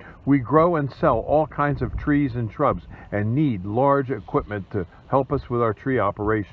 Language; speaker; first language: English; native; English